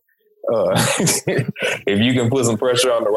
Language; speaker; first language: English; native; English